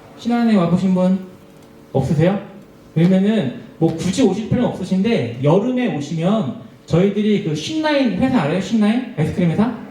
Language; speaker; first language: Korean; native; Korean